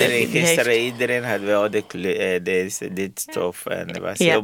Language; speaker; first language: Dutch; non-native, learner; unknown